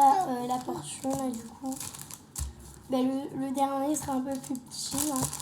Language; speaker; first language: French; native; French